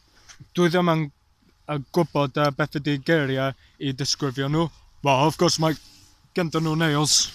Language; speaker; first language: Welsh; non-native, learner; English